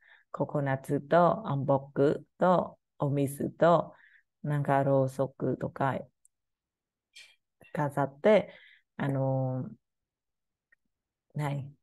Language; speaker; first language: Japanese; non-native, learner; Khmer